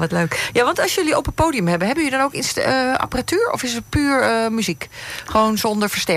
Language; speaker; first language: Dutch; native; Dutch